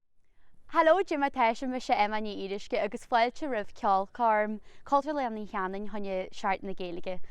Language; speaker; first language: Irish; native; Irish